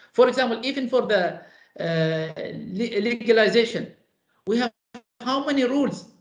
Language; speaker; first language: English; non-native, fluent; Arabic